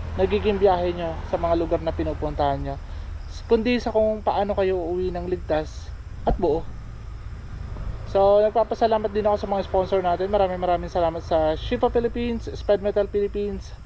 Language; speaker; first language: Filipino; non-native, local second language; Bikol